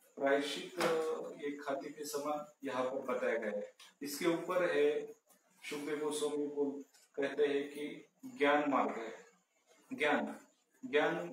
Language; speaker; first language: Hindi; non-native, local second language; Marathi